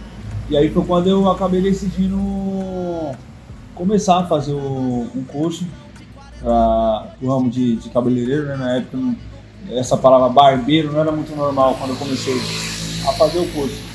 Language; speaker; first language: Portuguese; native; Portuguese